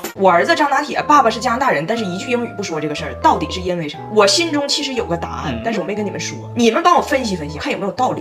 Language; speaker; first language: Chinese; native; Chinese